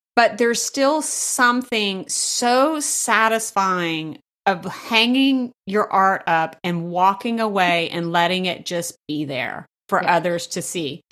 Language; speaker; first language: English; native; English